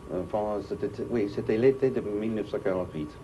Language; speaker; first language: French; non-native, fluent; English